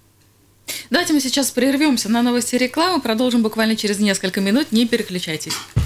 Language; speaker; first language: Russian; native; Russian